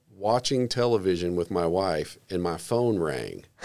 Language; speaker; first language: English; native; English